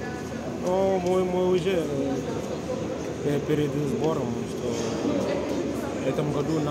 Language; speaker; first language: Russian; non-native, learner; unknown